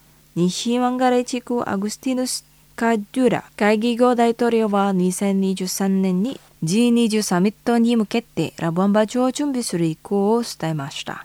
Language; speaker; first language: Japanese; non-native, fluent; Indonesian